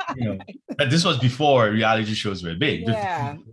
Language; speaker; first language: English; non-native, local second language; Yoruba